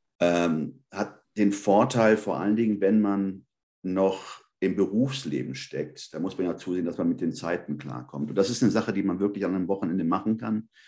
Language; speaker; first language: German; early bilingual, other home language; Spanish